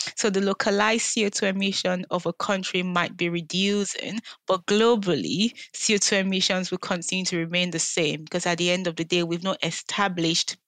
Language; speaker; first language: English; non-native, local second language; Yoruba